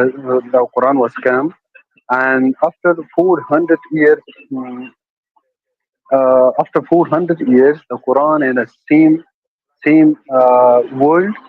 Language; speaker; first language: English; non-native, learner; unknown